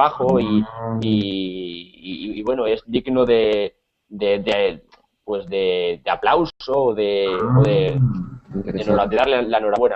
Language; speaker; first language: Spanish; native; Spanish